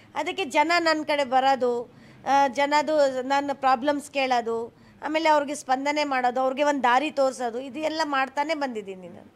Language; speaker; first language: Kannada; non-native, local second language; Hindi